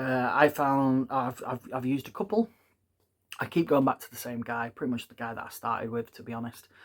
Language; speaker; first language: English; native; English